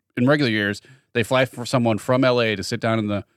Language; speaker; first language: English; native; English